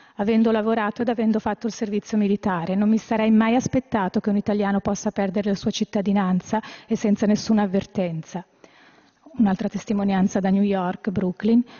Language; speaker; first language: Italian; native; Italian